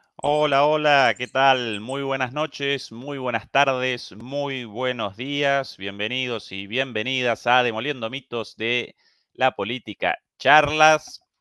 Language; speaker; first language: Spanish; native; Spanish